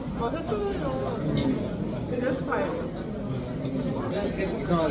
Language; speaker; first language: Korean; non-native, learner; Arabic